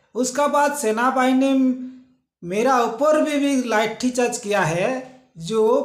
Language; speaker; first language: Hindi; non-native, local second language; Santali